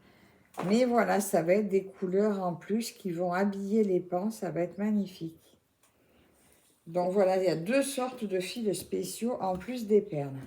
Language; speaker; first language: French; native; French